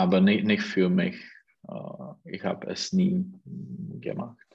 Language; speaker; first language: German; non-native, learner; Czech